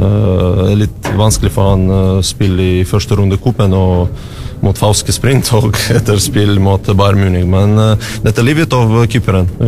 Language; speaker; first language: Norwegian; non-native, learner; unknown